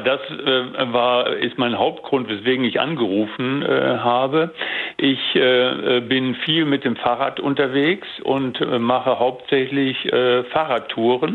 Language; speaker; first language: German; native; German